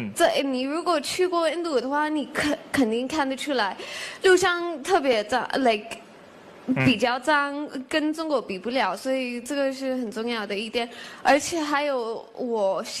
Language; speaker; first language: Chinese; non-native, fluent; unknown